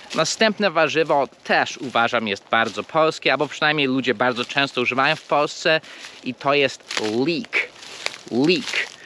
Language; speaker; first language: Polish; non-native, fluent; English